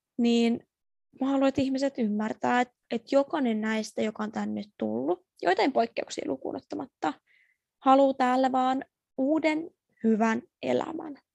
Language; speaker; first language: Finnish; early bilingual, other home language; Persian